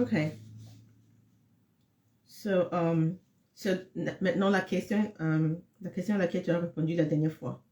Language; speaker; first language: French; non-native, fluent; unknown